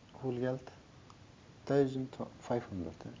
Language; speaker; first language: Dutch; non-native, learner; Turkish